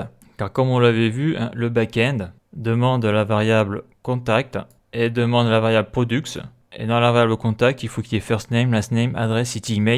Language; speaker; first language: French; native; French